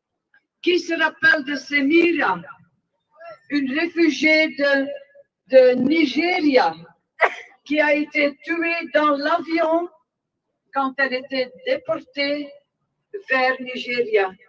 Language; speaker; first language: French; non-native, local second language; Dutch